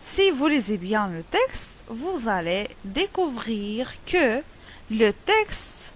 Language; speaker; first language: French; non-native, local second language; Arabic